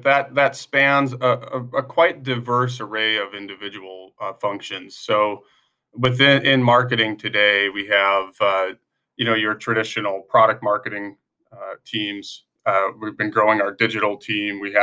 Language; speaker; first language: English; native; English